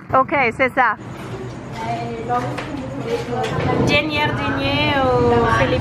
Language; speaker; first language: French; non-native, learner; Filipino